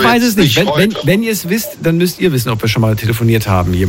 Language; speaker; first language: German; native; German